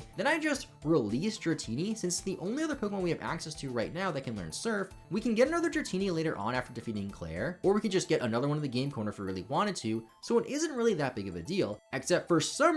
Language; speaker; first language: English; native; English